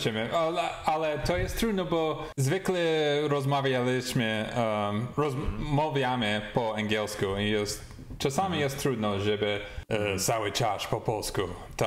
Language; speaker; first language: Polish; non-native, learner; English